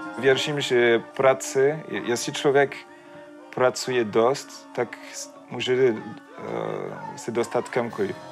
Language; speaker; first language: Czech; non-native, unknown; French